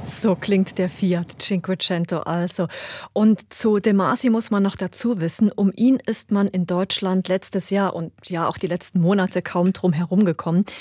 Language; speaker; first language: German; native; German